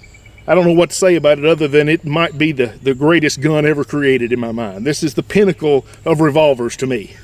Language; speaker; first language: English; native; English